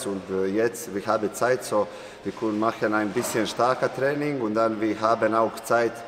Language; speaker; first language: German; non-native, learner; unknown